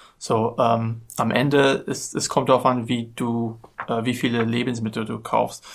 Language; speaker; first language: German; non-native, learner; English